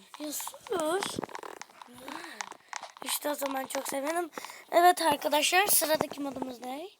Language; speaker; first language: Turkish; native; Turkish